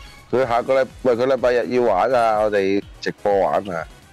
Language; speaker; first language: Cantonese; native; Cantonese